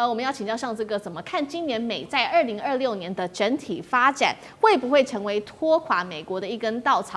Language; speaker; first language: Chinese; native; Chinese